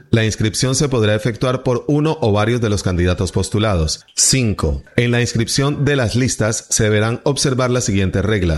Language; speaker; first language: Spanish; native; Spanish